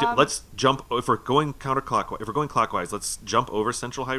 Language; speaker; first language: English; native; English